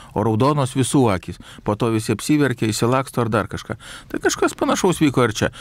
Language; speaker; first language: Lithuanian; native; Lithuanian